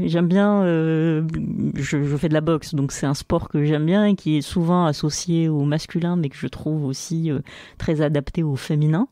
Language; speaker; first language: French; non-native, local second language; Arabic